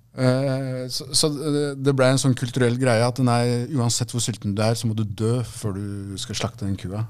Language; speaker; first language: Norwegian; early bilingual, other home language; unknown